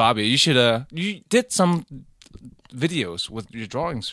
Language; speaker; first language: English; native; English